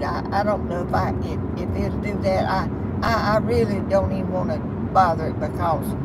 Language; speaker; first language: English; native; English